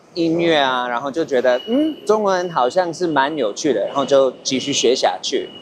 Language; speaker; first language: Chinese; non-native, fluent; English